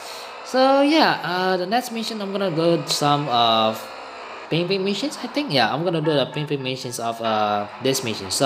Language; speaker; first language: English; non-native, learner; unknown